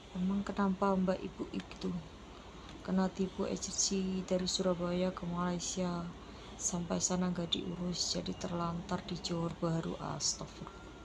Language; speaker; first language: Indonesian; non-native, local second language; Javanese